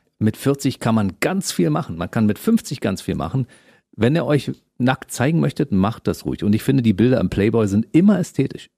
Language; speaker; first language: German; native; German